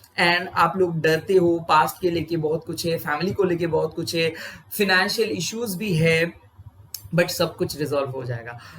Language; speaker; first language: Hindi; non-native, local second language; Bangla